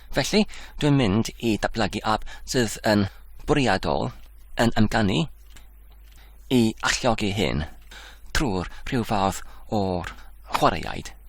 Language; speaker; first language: Welsh; non-native, learner; Dutch